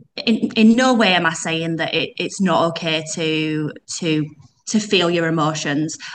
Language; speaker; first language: English; native; English